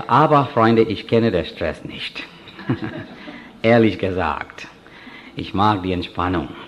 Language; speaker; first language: German; non-native, fluent; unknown